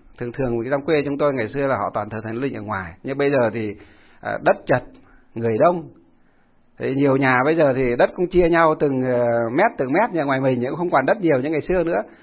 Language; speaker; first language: Vietnamese; non-native, local second language; Muong